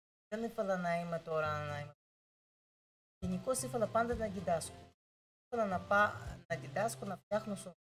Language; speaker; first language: Greek; non-native, learner; Russian